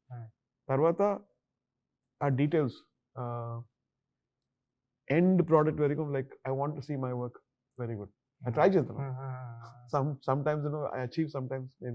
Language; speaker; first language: Telugu; non-native, learner; Tamil